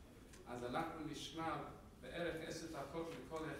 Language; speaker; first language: Hebrew; non-native, fluent; English